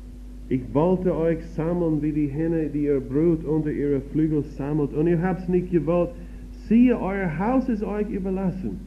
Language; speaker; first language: German; non-native, fluent; English